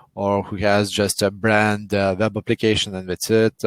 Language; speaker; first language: English; non-native, fluent; Lithuanian